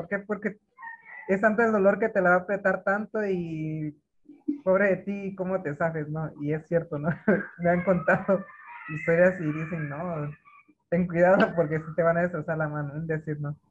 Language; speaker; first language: Spanish; native; Spanish